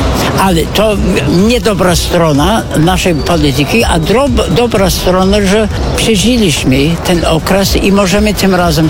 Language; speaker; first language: Polish; non-native, fluent; English